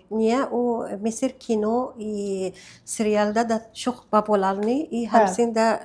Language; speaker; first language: Azerbaijani; non-native, learner; Arabic